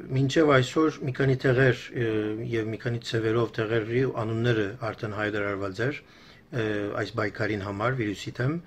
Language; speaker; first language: Armenian; early bilingual, heritage; Armenian